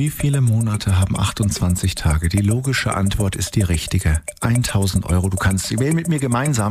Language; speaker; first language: German; native; German